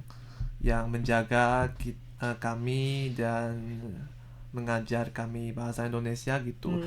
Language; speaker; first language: Indonesian; non-native, learner; Chinese